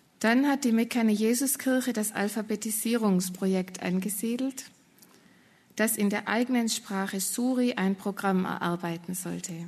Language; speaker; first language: German; native; German